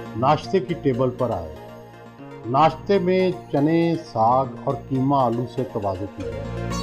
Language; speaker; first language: Urdu; non-native, local second language; Punjabi